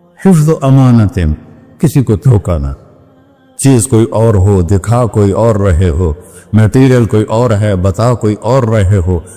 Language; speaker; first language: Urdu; non-native, local second language; Punjabi